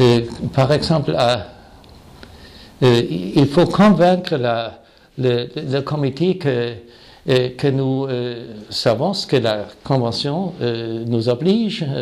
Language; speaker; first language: French; non-native, fluent; German